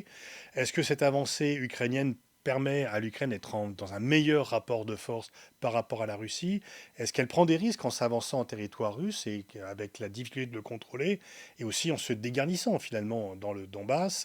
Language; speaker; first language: French; native; French